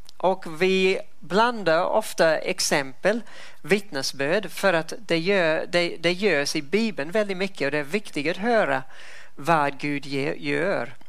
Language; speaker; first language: Swedish; non-native, fluent; English